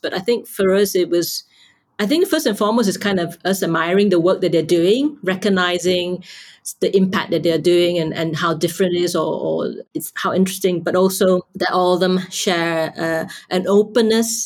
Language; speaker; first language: English; non-native, local second language; Cantonese